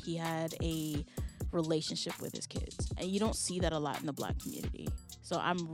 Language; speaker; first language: English; native; English